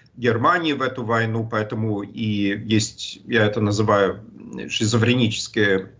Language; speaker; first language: Russian; non-native, fluent; German